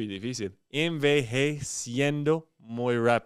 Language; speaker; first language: Spanish; non-native, fluent; English